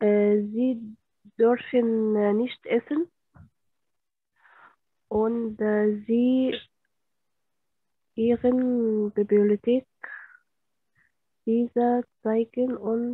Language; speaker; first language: German; non-native, learner; Arabic